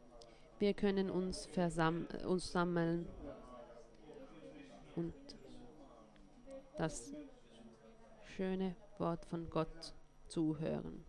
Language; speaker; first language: German; non-native, fluent; Finnish